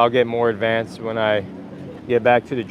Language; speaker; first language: English; native; English